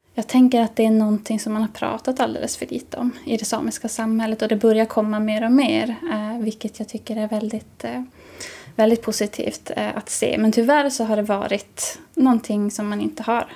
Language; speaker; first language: Swedish; native; Swedish